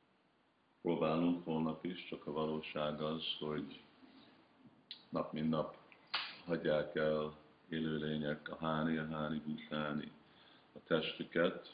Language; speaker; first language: Hungarian; early bilingual, heritage; Hungarian